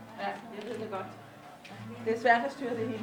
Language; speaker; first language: Danish; non-native, fluent; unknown